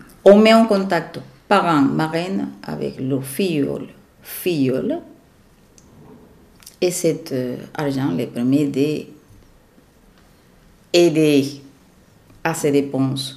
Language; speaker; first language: French; non-native, fluent; Spanish